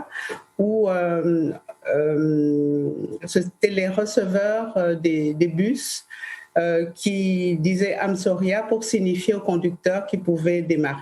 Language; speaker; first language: French; early bilingual, other home language; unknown